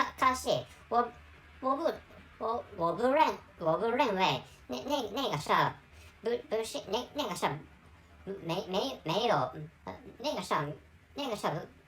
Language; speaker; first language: Chinese; non-native, learner; Japanese